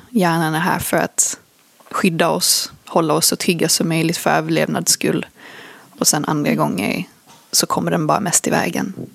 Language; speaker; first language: Swedish; early bilingual, other home language; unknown